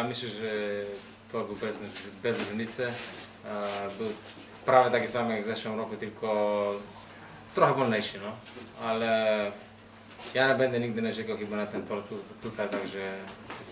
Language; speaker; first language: Polish; non-native, fluent; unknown